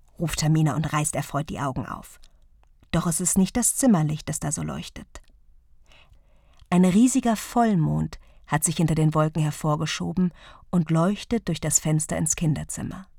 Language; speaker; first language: German; native; German